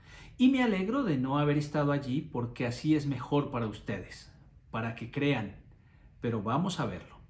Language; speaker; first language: Spanish; native; Spanish